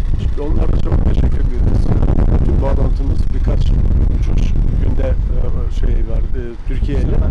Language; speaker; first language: Turkish; non-native, learner; Macedonian